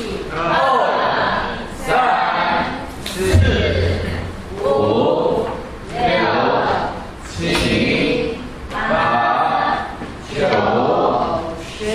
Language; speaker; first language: Chinese; non-native, learner; Korean